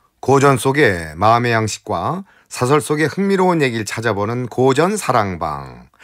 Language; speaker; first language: Korean; native; Korean